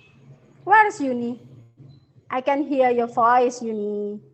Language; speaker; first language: English; non-native, learner; Indonesian